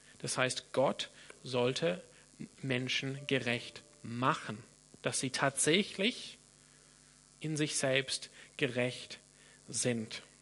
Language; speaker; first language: German; non-native, fluent; English